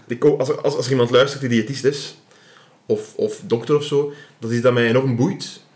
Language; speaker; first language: Dutch; native; Dutch